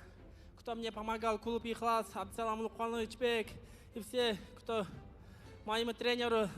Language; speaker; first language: Russian; non-native, fluent; Kyrgyz